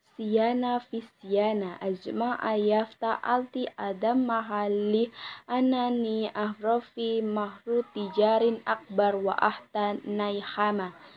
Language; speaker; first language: Arabic; non-native, learner; Indonesian